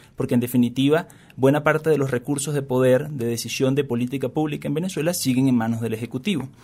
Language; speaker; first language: Spanish; native; Spanish